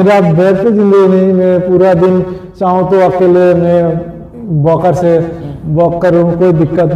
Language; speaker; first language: Hindi; non-native, local second language; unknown